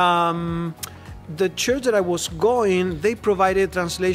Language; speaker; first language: English; non-native, fluent; Spanish